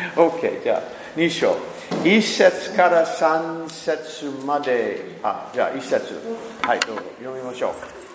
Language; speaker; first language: Japanese; non-native, learner; English